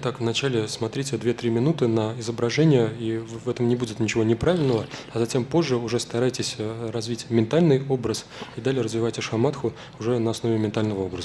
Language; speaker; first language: Russian; native; Russian